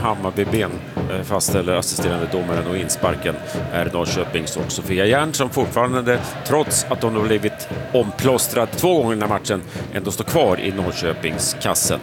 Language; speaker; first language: Swedish; native; Swedish